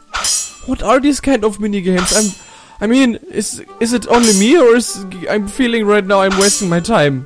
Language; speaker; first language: English; non-native, fluent; German